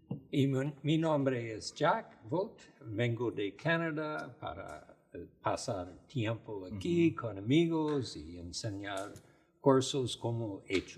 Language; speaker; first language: Spanish; non-native, fluent; English